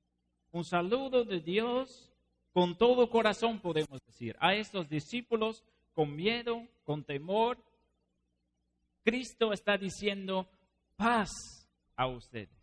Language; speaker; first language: Spanish; non-native, fluent; Dutch